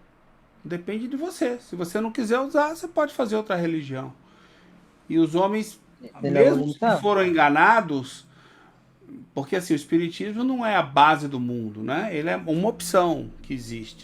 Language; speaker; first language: Portuguese; native; Portuguese